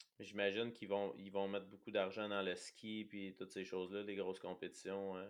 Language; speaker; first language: French; native; French